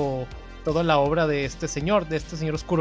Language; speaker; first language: Spanish; native; Spanish